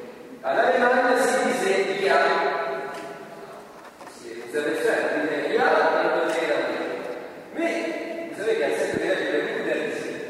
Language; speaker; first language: French; non-native, learner; Italian